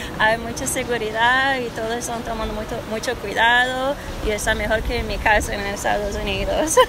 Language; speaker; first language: Spanish; non-native, learner; English